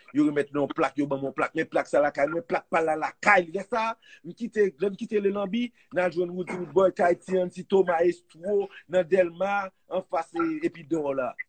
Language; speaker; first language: Haitian Creole; native; Haitian Creole